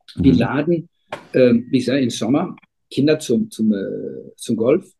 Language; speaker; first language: German; non-native, fluent; Icelandic